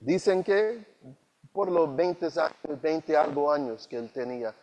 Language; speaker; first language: Spanish; non-native, learner; English